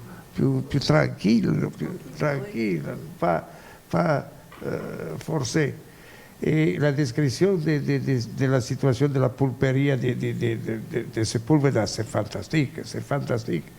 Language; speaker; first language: French; non-native, fluent; Italian